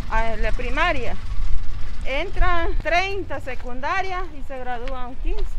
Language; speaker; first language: Spanish; native; Spanish